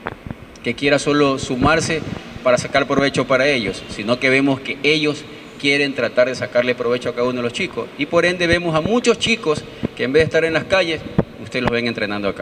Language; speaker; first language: Spanish; native; Spanish